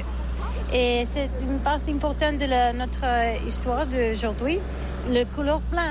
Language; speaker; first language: French; non-native, learner; Catalan